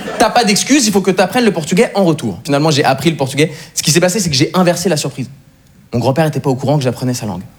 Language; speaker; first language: French; native; French